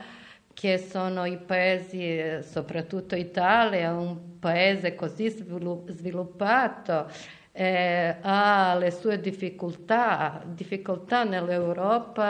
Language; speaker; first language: Italian; non-native, fluent; Serbian